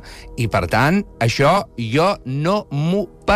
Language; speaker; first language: Catalan; native; Catalan